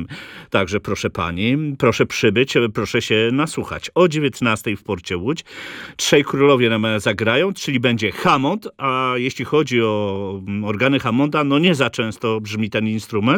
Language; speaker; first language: Polish; native; Polish